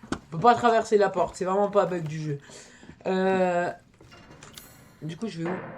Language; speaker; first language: French; native; French